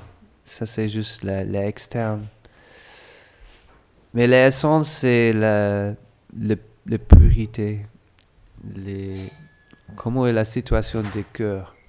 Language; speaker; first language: French; non-native, fluent; English